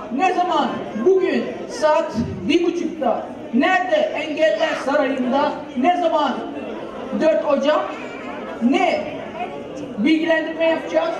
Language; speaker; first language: Turkish; early bilingual, heritage; Turkish